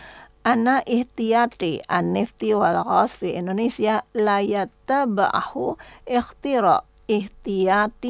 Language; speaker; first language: Arabic; non-native, fluent; Indonesian